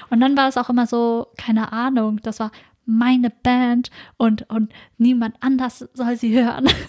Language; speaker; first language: German; early bilingual, other home language; Vietnamese